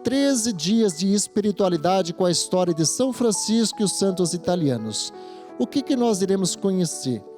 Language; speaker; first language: Portuguese; native; Portuguese